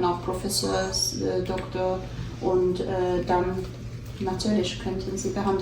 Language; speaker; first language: German; non-native, fluent; Turkish